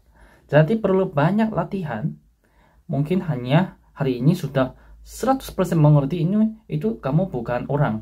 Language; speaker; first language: Indonesian; non-native, fluent; Korean